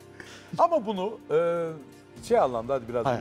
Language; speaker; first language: Turkish; native; Turkish